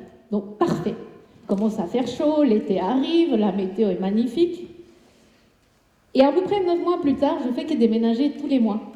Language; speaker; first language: French; non-native, fluent; Spanish